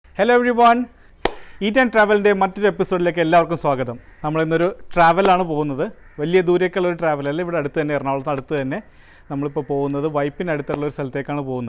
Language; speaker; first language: Malayalam; native; Malayalam